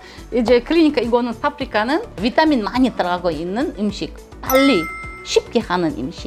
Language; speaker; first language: Korean; non-native, learner; Russian